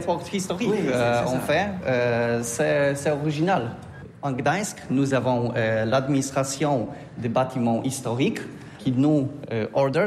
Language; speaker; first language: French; non-native, learner; Polish